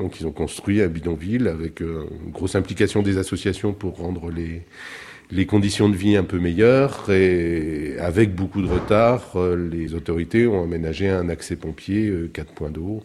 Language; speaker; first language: French; native; French